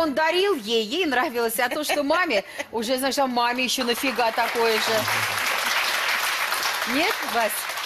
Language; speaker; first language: Russian; native; Russian